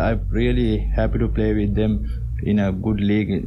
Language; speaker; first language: English; non-native, local second language; Sinhala